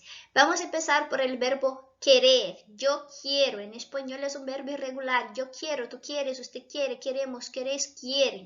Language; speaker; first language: Spanish; non-native, fluent; Portuguese